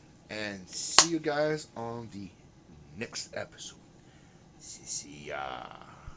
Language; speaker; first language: English; early bilingual, other home language; French